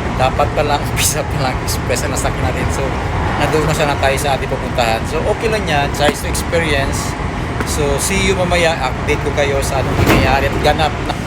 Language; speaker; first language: Filipino; non-native, local second language; Cebuano